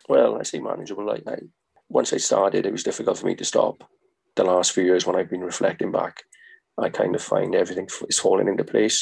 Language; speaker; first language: English; native; English